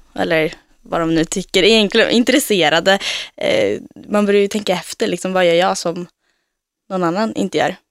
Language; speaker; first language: Swedish; native; Swedish